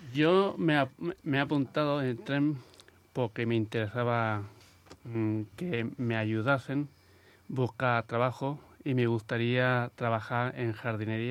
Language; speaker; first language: Catalan; non-native, local second language; Spanish